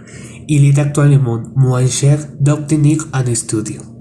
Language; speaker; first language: French; non-native, learner; Spanish